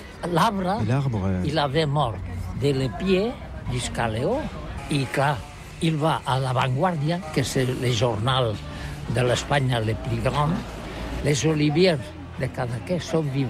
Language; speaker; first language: French; non-native, learner; Catalan